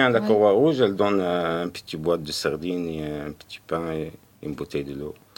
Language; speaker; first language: French; non-native, learner; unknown